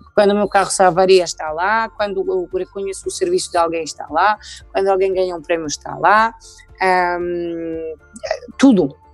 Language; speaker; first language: Portuguese; non-native, fluent; Polish